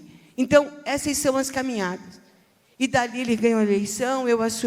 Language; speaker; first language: Portuguese; native; Portuguese